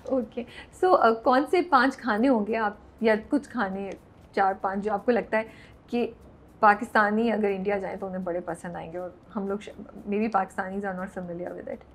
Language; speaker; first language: Urdu; native; Urdu